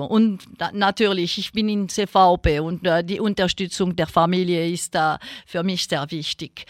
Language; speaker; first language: German; non-native, local second language; French